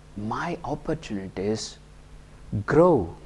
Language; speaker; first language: English; non-native, local second language; Kannada